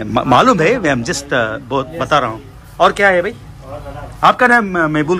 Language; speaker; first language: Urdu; non-native, local second language; Telugu